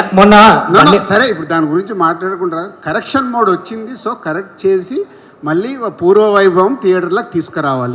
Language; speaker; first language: Telugu; native; Telugu